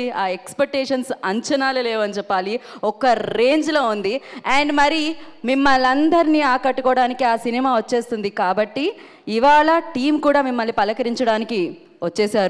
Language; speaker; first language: Telugu; native; Telugu